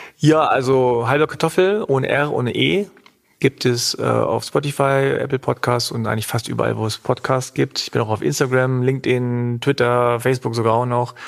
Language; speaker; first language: German; native; German